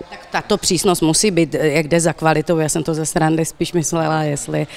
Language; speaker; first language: Czech; native; Czech